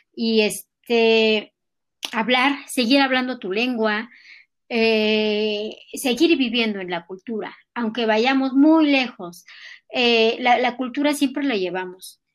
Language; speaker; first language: Spanish; non-native, local second language; Nahuatl languages